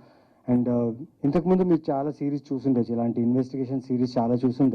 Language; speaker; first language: Telugu; native; Telugu